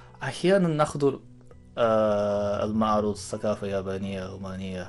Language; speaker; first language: Arabic; non-native, learner; Japanese